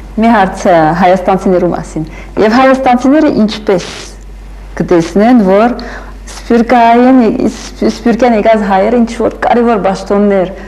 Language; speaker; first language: Armenian; early bilingual, heritage; Armenian